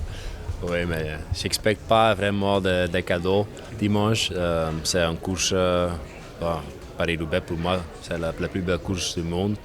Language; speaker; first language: French; non-native, learner; Dutch